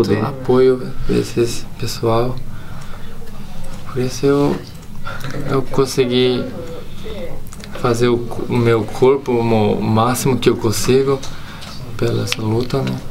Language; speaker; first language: Portuguese; early bilingual, heritage; Portuguese